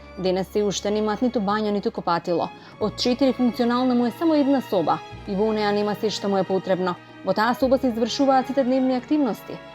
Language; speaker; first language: Macedonian; native; Macedonian